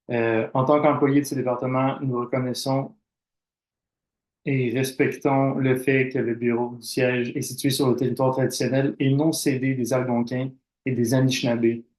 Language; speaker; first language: French; native; French